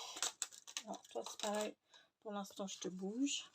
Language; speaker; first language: French; native; French